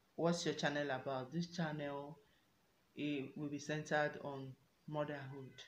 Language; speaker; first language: English; non-native, local second language; Igbo